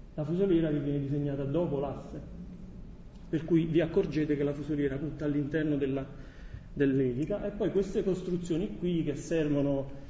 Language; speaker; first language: Italian; native; Italian